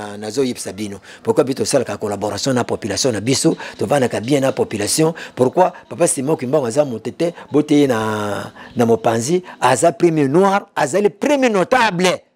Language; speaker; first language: Lingala; non-native, local second language; Kongo